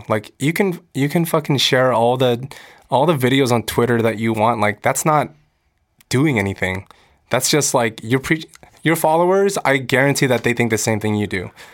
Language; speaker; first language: English; early bilingual, other home language; Korean